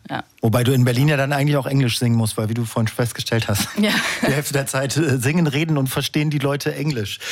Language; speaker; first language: German; native; German